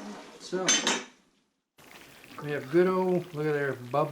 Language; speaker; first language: English; native; English